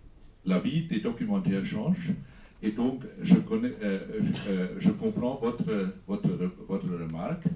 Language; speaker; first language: French; non-native, fluent; German